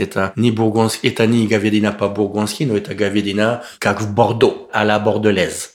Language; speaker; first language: Russian; non-native, learner; French